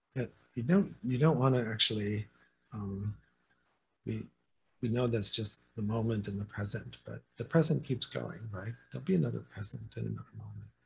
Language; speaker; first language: English; native; English